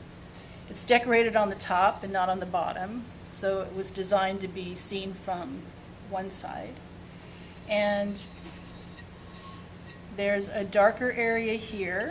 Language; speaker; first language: English; native; English